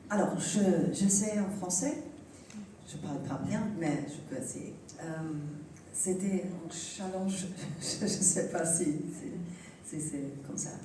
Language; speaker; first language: French; non-native, learner; German